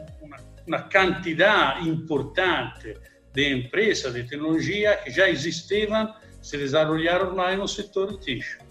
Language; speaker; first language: Portuguese; non-native, learner; Italian